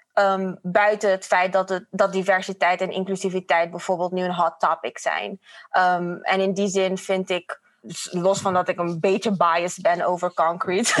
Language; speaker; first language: Dutch; non-native, fluent; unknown